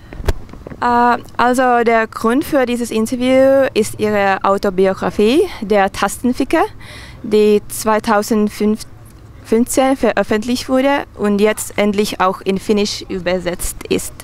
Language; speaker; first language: German; non-native, fluent; Finnish